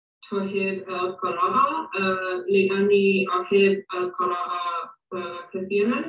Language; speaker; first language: Arabic; non-native, learner; English